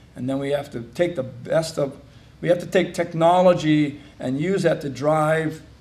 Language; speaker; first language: English; native; English